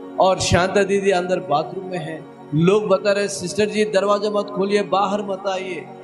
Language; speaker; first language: Hindi; non-native, local second language; Telugu